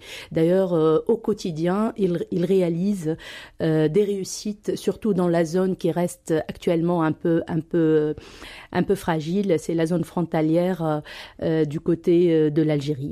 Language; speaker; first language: French; non-native, local second language; Arabic